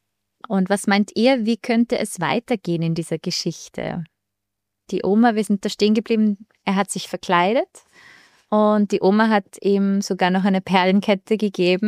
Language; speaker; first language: German; native; German